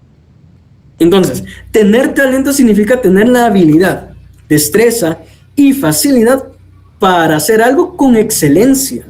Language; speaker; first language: Spanish; native; Spanish